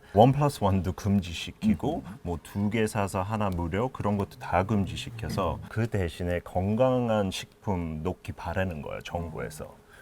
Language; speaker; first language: Korean; non-native, fluent; English